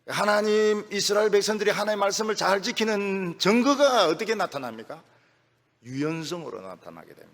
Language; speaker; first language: Korean; native; Korean